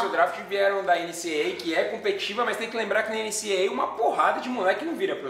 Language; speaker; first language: Portuguese; native; Portuguese